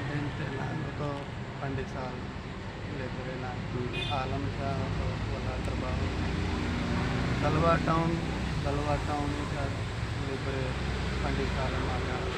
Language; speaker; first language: Filipino; non-native, learner; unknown